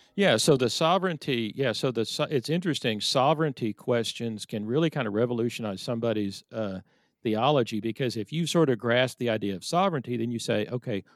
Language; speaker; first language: English; native; English